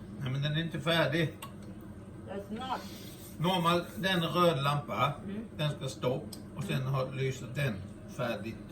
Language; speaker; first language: Swedish; native; Swedish